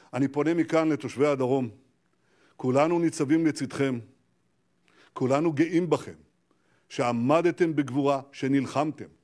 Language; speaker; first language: Hebrew; native; Hebrew